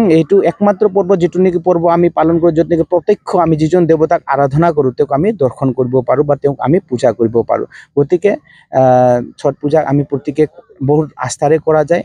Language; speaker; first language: Assamese; non-native, local second language; Hindi